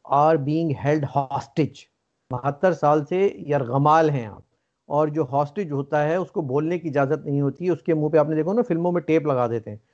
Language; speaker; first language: Urdu; native; Urdu